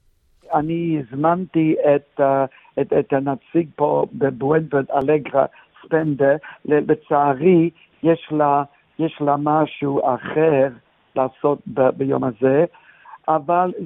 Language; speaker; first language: Hebrew; non-native, fluent; English